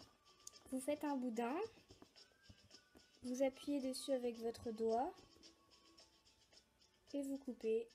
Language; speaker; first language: French; native; French